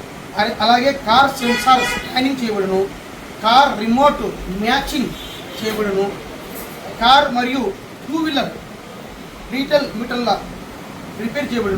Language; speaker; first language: Telugu; native; Telugu